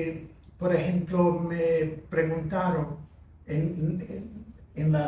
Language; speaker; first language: Spanish; non-native, fluent; Portuguese